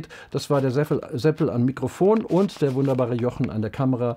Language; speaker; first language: German; native; German